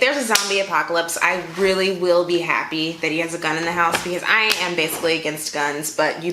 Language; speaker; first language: English; native; English